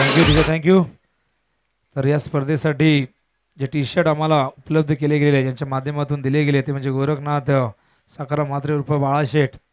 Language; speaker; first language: Marathi; native; Marathi